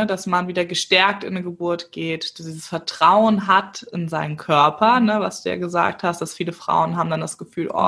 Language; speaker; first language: German; native; German